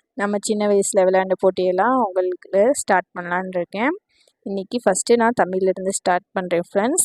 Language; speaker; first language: Tamil; non-native, local second language; Urdu